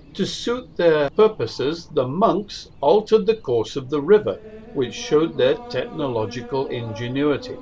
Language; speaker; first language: English; native; English